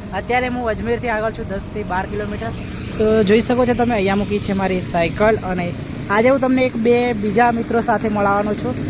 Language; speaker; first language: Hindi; non-native, local second language; Gujarati